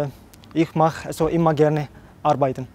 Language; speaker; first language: German; non-native, learner; Arabic